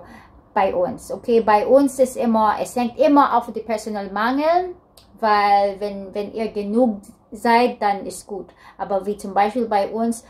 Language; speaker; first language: German; non-native, learner; Filipino